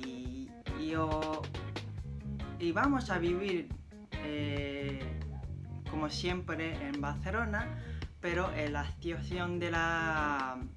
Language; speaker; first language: Spanish; non-native, learner; Japanese